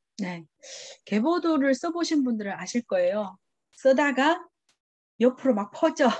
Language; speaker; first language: Korean; early bilingual, heritage; Korean